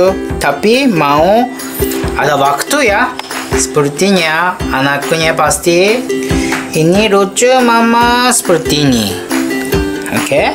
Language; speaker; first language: Indonesian; non-native, learner; Japanese